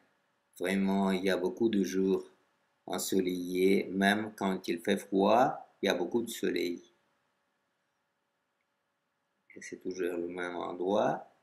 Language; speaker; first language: French; non-native, fluent; Russian